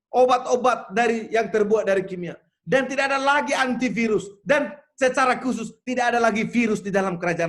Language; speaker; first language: Indonesian; native; Indonesian